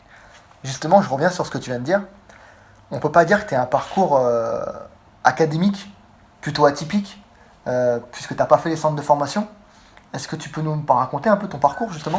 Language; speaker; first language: French; native; French